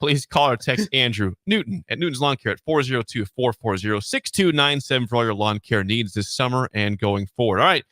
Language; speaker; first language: English; native; English